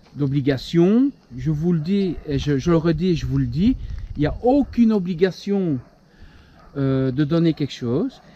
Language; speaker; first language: French; native; French